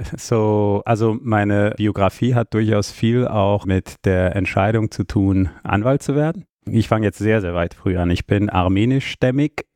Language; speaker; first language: German; early bilingual, other home language; Armenian